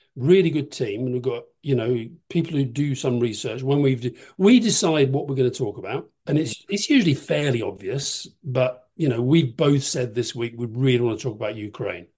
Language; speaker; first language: English; native; English